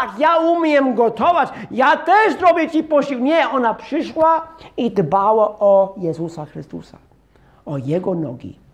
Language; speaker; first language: Polish; non-native, fluent; English